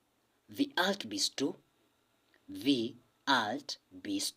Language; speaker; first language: German; non-native, learner; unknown